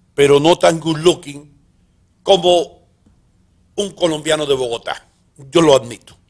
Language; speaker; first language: Spanish; early bilingual, heritage; Spanish